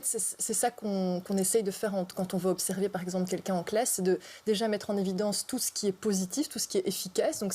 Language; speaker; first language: French; native; French